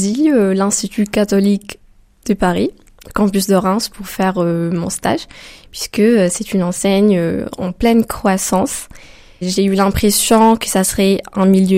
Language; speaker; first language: French; non-native, local second language; Arabic